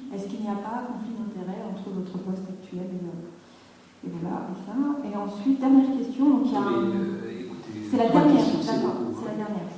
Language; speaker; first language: French; non-native, local second language; Arabic